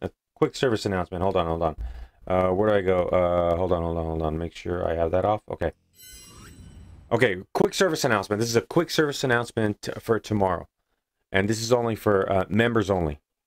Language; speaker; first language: English; early bilingual, other home language; Spanish